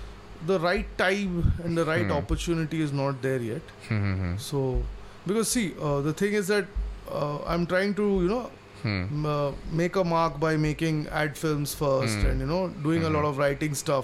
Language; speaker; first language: English; non-native, local second language; Bangla